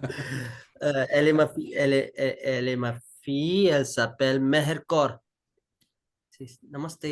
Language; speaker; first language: French; non-native, learner; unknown